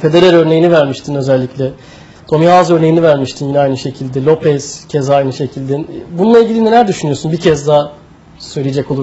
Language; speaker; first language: Turkish; native; Turkish